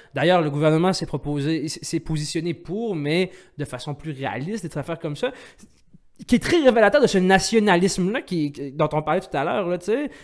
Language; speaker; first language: French; non-native, local second language; Arabic